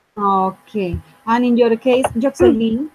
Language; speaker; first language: English; non-native, fluent; Spanish